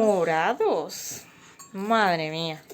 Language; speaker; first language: Spanish; native; Spanish